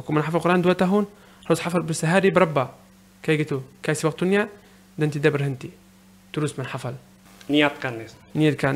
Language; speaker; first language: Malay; non-native, learner; Arabic